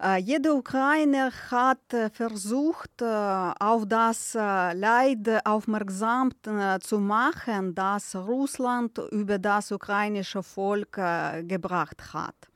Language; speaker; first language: German; non-native, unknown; Ukrainian